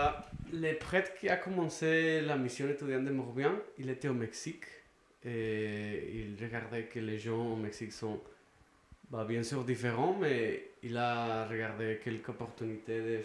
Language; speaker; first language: French; non-native, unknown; Spanish